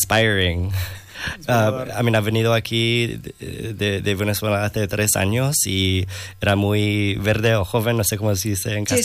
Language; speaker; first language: Spanish; non-native, fluent; English